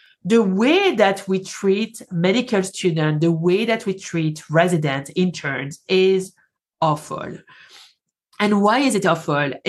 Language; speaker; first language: English; non-native, fluent; French